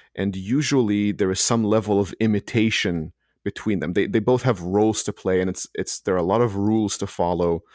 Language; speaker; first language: English; early bilingual, other home language; Hebrew